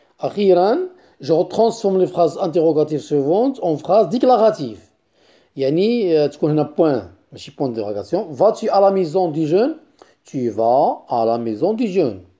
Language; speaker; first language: French; non-native, local second language; Arabic